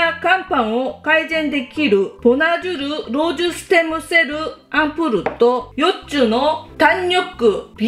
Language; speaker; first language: Japanese; non-native, fluent; Korean